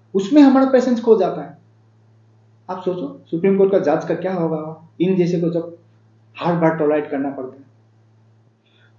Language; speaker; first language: Hindi; non-native, local second language; Assamese